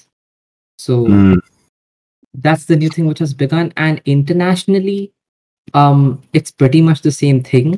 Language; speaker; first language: English; non-native, local second language; Hindi